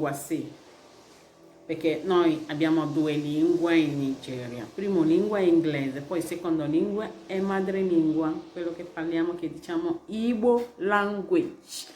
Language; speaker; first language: Italian; non-native, learner; Igbo